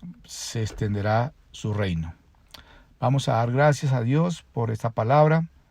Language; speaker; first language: Spanish; native; Spanish